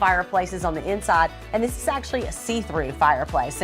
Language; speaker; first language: English; native; English